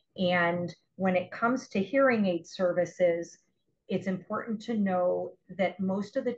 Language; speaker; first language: English; native; English